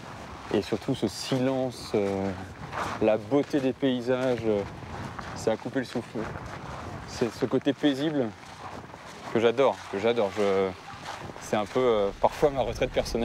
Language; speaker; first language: French; native; French